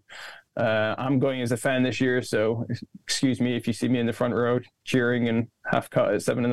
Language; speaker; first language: English; native; English